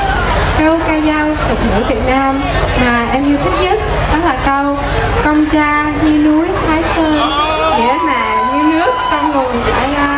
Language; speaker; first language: Vietnamese; early bilingual, heritage; Vietnamese